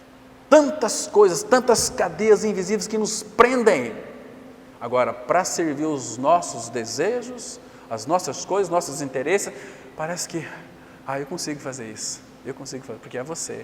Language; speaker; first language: Portuguese; native; Portuguese